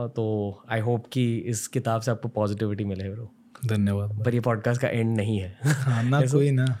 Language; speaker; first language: Hindi; native; Hindi